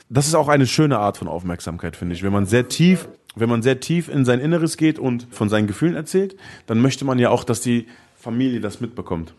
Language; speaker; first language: German; early bilingual, other home language; Arabic